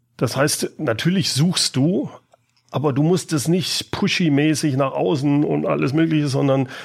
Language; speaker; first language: German; native; German